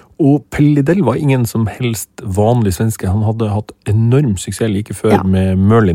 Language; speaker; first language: Norwegian; native; Norwegian